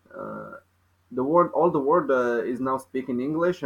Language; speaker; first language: English; non-native, fluent; Arabic